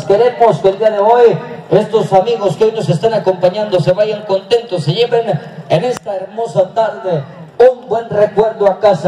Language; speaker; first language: Spanish; native; Spanish